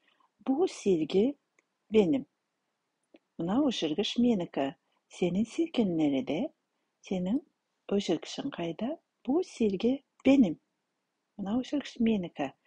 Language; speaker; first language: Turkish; non-native, fluent; Kazakh